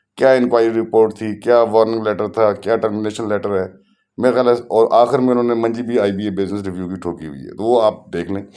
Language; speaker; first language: Urdu; non-native, local second language; Punjabi